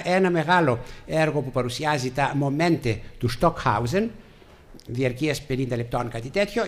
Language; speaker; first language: Greek; native; Greek